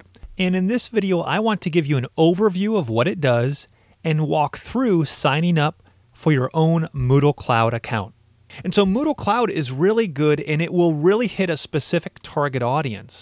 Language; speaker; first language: English; native; English